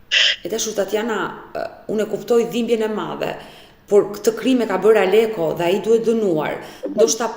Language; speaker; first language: Albanian; native; Albanian